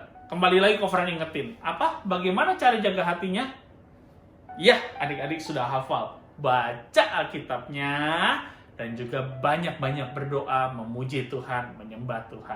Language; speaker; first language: Indonesian; native; Indonesian